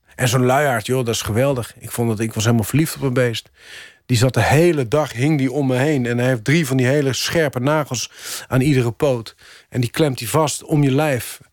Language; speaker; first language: Dutch; native; Dutch